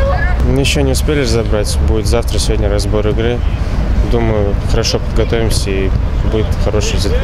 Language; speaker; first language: Russian; native; Russian